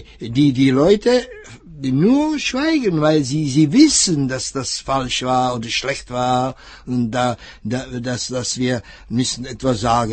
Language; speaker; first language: German; non-native, fluent; Czech